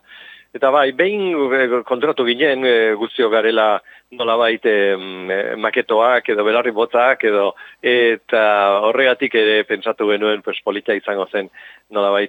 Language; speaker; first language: Basque; non-native, local second language; Spanish